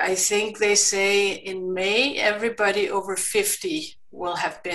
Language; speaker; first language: English; non-native, fluent; Kalaallisut